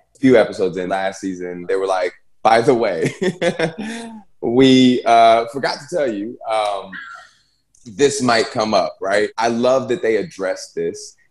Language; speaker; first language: English; native; English